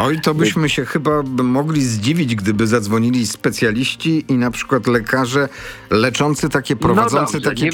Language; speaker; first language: Polish; native; Polish